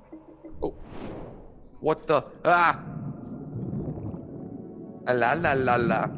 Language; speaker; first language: English; native; English